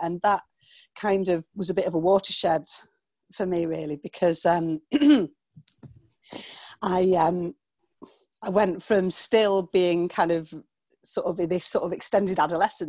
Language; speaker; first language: English; native; English